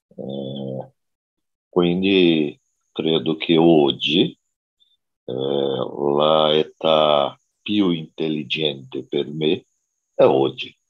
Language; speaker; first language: Italian; non-native, learner; Portuguese